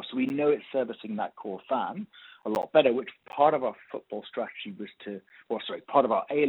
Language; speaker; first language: English; native; English